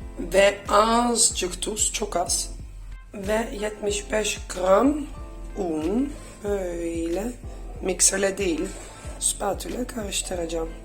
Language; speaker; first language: Turkish; non-native, fluent; Dutch